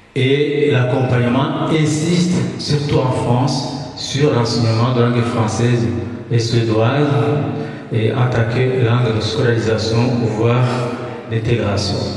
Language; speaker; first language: French; non-native, local second language; Kinyarwanda